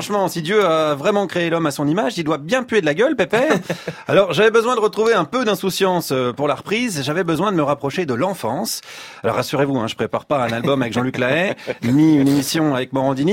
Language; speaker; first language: French; native; French